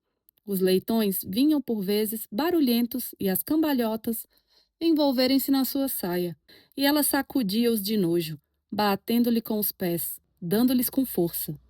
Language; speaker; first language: Portuguese; native; Portuguese